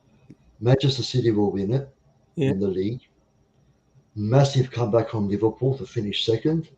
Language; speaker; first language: English; native; English